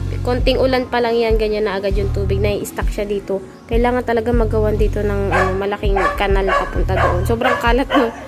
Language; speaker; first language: Filipino; non-native, local second language; Bikol